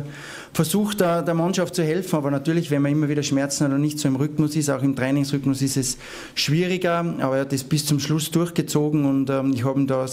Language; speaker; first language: German; native; German